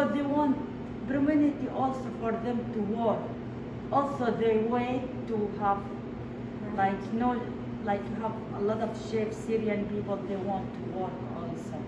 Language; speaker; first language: English; non-native, learner; Arabic